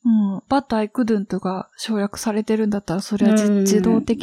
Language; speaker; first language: Japanese; native; Japanese